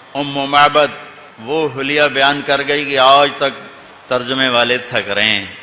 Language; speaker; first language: Urdu; non-native, local second language; Punjabi